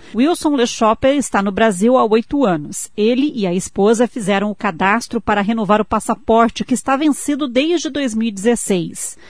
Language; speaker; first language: Portuguese; native; Portuguese